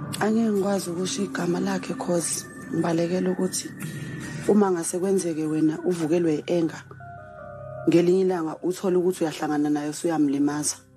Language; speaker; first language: Zulu; native; Zulu